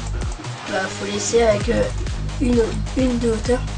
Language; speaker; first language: French; native; French